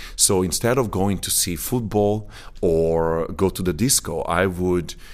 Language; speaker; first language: English; early bilingual, other home language; Italian